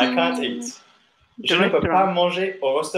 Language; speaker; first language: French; non-native, fluent; English